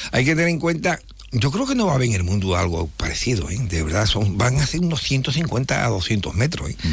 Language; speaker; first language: Spanish; native; Spanish